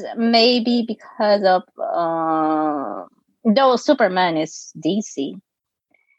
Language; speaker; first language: English; non-native, local second language; Filipino